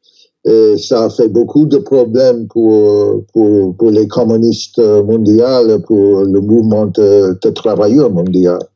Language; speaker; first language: French; non-native, learner; English